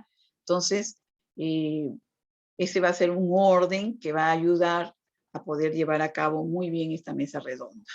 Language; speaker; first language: Spanish; native; Spanish